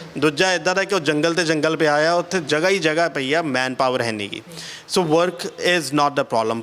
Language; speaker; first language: Punjabi; early bilingual, heritage; Punjabi